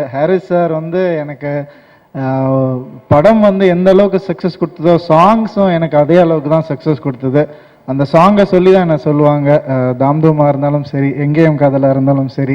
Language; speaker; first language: Tamil; native; Tamil